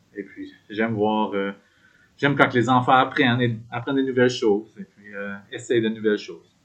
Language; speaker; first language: French; native; French